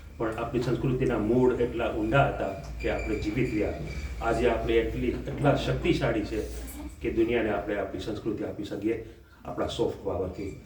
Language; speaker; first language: Gujarati; early bilingual, heritage; Gujarati